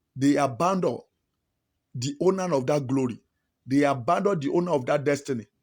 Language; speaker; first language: English; non-native, local second language; Yoruba